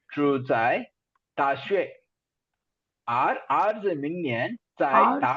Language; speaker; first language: Chinese; non-native, fluent; Tamil